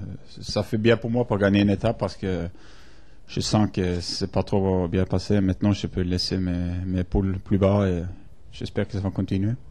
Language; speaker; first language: French; non-native, fluent; Norwegian